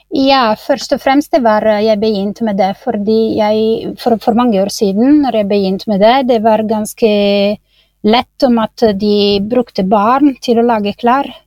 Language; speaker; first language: Norwegian; non-native, fluent; Italian